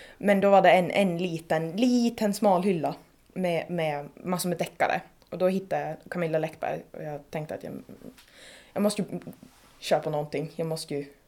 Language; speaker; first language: Swedish; native; Swedish